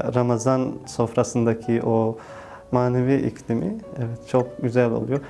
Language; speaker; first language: Turkish; non-native, fluent; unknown